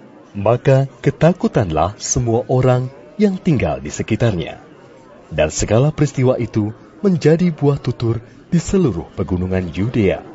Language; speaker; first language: Indonesian; native; Indonesian